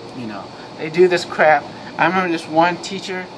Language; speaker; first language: English; native; English